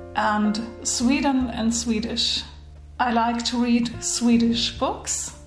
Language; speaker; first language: English; non-native, fluent; German